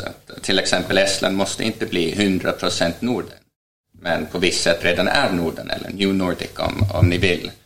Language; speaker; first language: Swedish; non-native, fluent; Estonian